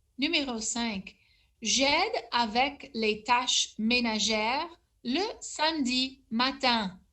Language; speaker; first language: French; non-native, fluent; English